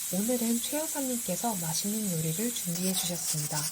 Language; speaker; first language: Korean; native; Korean